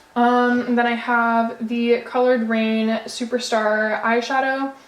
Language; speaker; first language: English; native; English